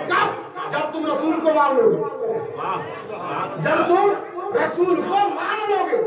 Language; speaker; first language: Urdu; native; Urdu